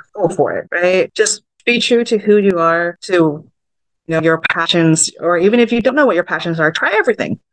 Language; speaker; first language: English; early bilingual, other home language; Vietnamese